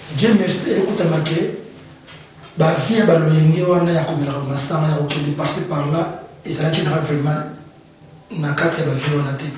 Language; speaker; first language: Lingala; native; Lingala